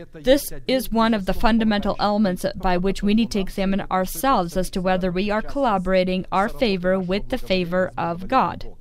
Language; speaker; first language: English; non-native, fluent; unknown